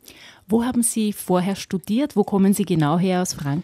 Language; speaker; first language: German; native; German